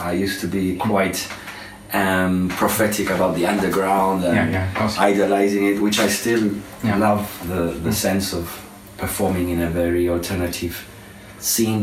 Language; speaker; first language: English; non-native, fluent; Spanish